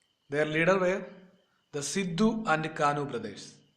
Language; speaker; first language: English; non-native, local second language; Malayalam